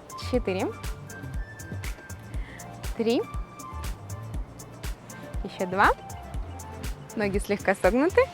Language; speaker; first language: Russian; native; Russian